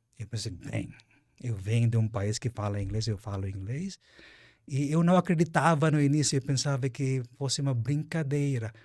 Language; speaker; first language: Portuguese; non-native, fluent; Filipino